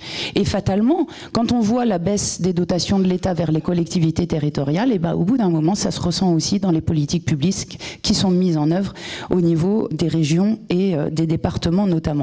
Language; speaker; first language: French; native; French